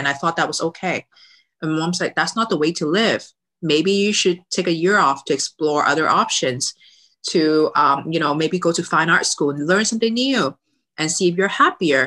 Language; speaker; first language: English; early bilingual, other home language; Cantonese